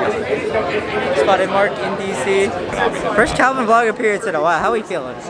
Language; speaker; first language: English; native; English